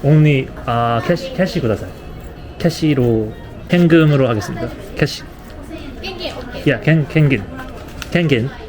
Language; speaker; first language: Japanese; non-native, learner; Korean